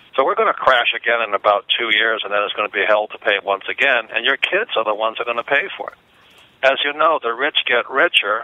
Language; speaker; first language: English; native; English